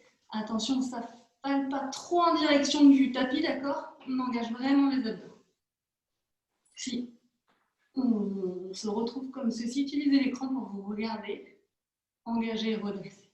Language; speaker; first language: French; native; French